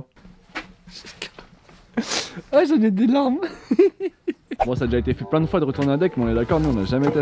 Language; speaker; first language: French; native; French